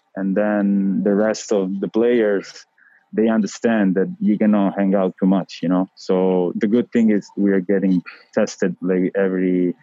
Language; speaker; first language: English; non-native, fluent; Italian